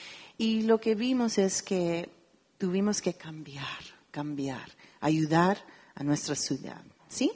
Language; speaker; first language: Spanish; early bilingual, heritage; Spanish